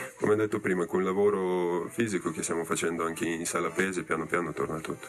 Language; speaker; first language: Italian; non-native, fluent; Serbian